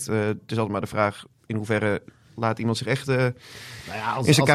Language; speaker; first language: Dutch; native; Dutch